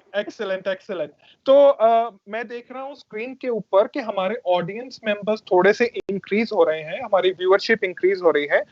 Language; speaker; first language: Hindi; native; Hindi